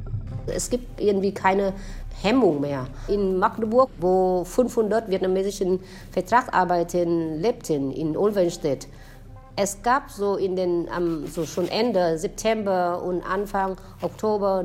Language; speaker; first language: German; non-native, fluent; Vietnamese